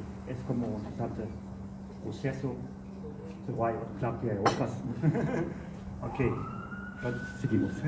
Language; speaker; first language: Spanish; non-native, learner; German